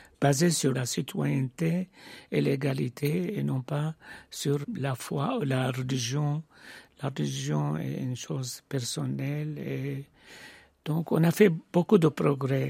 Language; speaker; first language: French; non-native, fluent; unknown